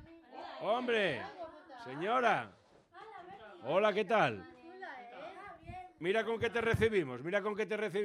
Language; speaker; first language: Spanish; native; Spanish